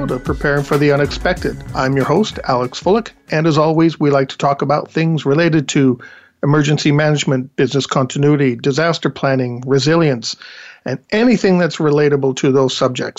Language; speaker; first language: English; native; English